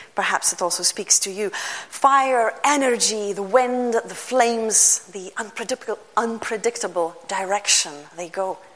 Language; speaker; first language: English; non-native, fluent; Lithuanian